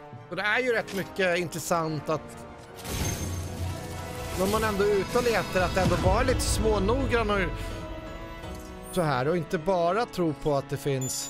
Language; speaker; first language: Swedish; native; Swedish